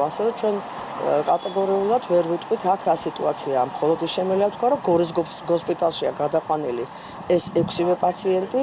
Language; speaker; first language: Georgian; native; Georgian